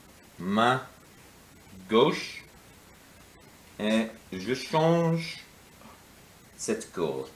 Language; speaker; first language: French; non-native, learner; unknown